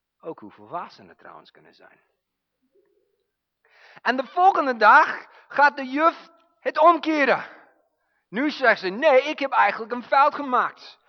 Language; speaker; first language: Dutch; non-native, fluent; English